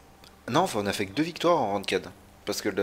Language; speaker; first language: French; native; French